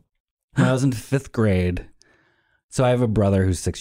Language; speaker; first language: English; native; English